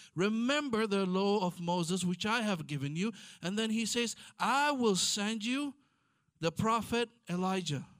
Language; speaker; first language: English; non-native, fluent; Amharic